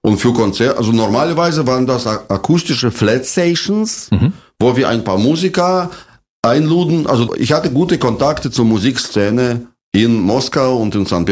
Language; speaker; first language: German; non-native, fluent; Russian